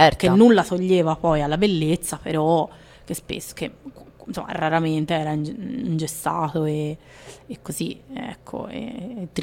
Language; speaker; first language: Italian; native; Italian